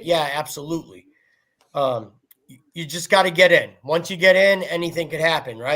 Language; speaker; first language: English; native; English